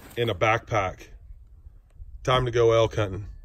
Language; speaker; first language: English; native; English